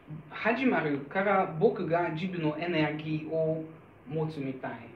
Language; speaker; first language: Japanese; non-native, fluent; Hungarian